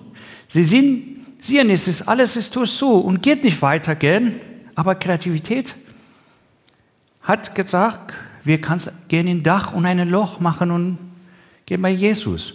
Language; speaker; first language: German; non-native, learner; Persian